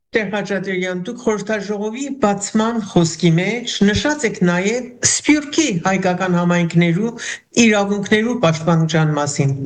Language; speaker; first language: Armenian; early bilingual, heritage; Armenian